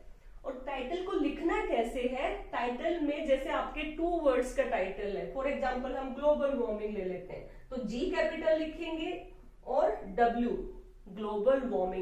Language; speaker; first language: Hindi; native; Hindi